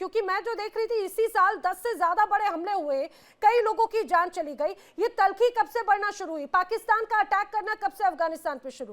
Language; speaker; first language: Hindi; native; Hindi